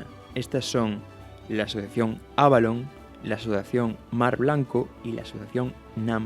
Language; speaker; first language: Spanish; native; Spanish